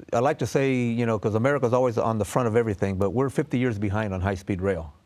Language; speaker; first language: English; native; English